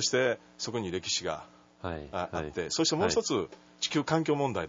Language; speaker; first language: Japanese; native; Japanese